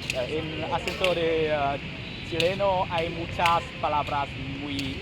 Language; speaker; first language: Spanish; non-native, learner; Vietnamese